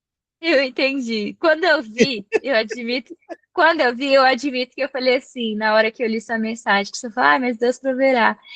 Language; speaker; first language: Portuguese; native; Portuguese